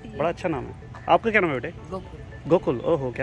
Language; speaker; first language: Hindi; native; Hindi